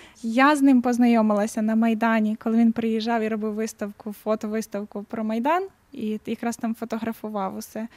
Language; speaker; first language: Ukrainian; native; Ukrainian